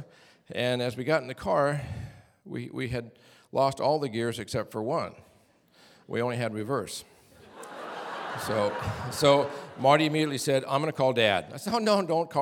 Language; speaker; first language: English; native; English